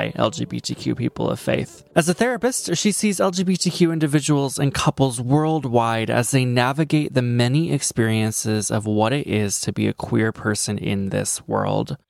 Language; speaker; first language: English; native; English